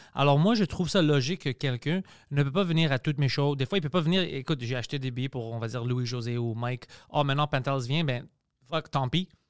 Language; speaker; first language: French; early bilingual, other home language; Greek